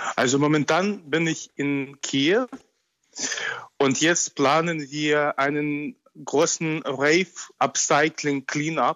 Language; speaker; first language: German; non-native, fluent; Ukrainian